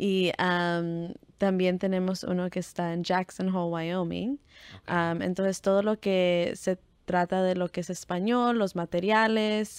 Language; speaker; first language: Spanish; early bilingual, heritage; Spanish